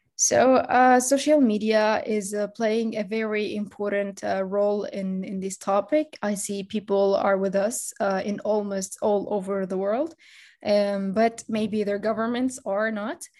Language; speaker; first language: English; non-native, fluent; Arabic